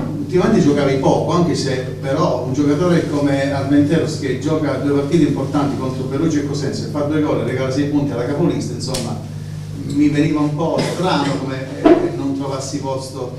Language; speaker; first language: Italian; native; Italian